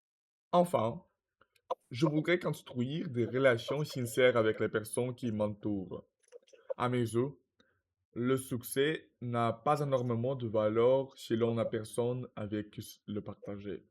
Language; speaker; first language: French; non-native, learner; Russian